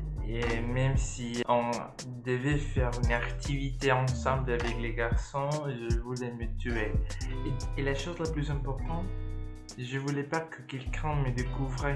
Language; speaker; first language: French; non-native, learner; Spanish